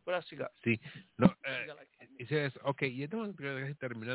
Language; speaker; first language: Spanish; early bilingual, heritage; Spanish